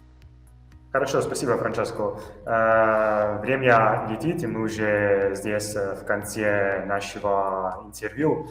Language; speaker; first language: Russian; non-native, fluent; Italian